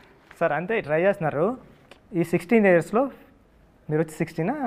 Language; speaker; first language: Telugu; native; Telugu